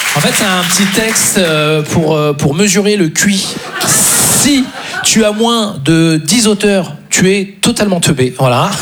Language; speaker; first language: French; native; French